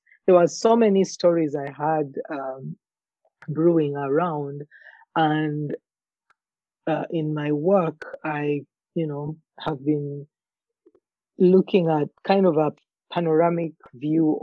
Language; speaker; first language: English; non-native, local second language; Ganda